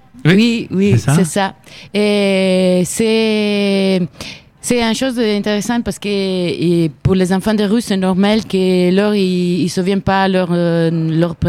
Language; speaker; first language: French; non-native, learner; Italian